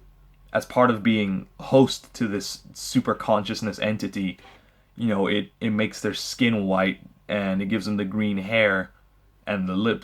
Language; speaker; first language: English; native; English